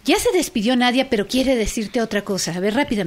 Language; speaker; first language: Spanish; native; Spanish